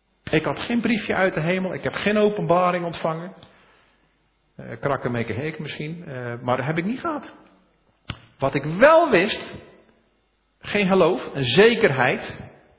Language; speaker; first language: Dutch; native; Dutch